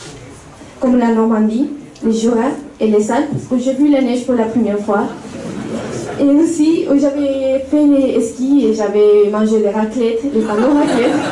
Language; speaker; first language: French; non-native, fluent; Spanish